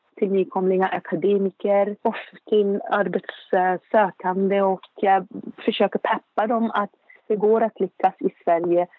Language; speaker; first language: Swedish; non-native, fluent; Arabic